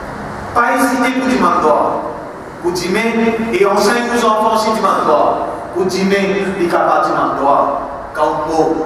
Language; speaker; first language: French; non-native, local second language; Morisyen